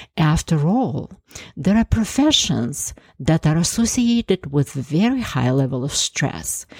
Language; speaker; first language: English; non-native, fluent; Ukrainian